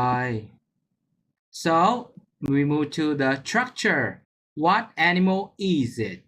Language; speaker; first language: English; non-native, fluent; Vietnamese